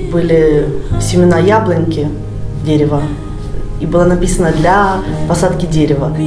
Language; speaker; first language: Russian; native; Russian